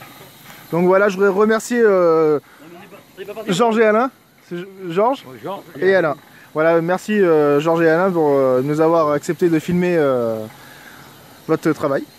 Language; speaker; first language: French; native; French